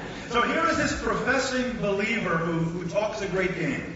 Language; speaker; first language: English; native; English